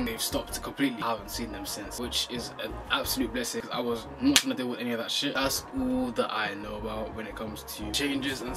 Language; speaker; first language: English; native; English